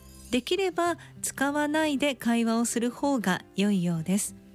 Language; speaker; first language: Japanese; native; Japanese